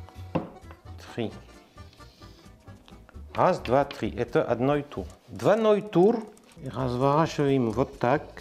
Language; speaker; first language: Russian; non-native, learner; French